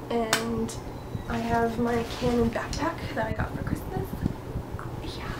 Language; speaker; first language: English; native; English